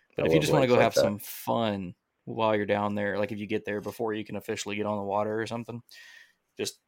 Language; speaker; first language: English; native; English